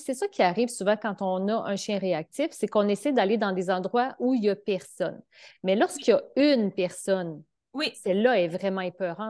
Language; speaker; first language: French; native; French